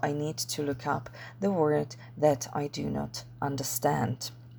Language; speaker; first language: English; non-native, fluent; Czech